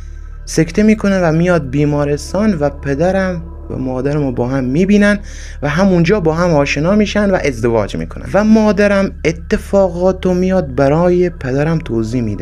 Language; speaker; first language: Persian; native; Persian